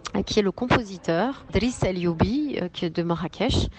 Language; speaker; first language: French; native; French